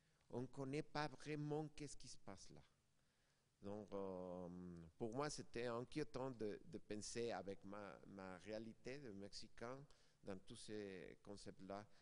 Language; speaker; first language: French; non-native, fluent; Spanish